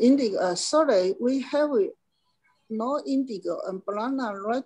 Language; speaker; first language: English; non-native, learner; Chinese